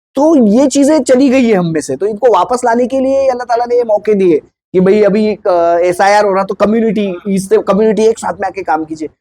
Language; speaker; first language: Hindi; native; Hindi